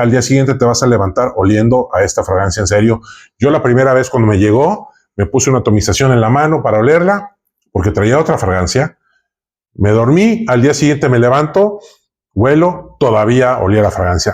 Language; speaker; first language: Spanish; native; Spanish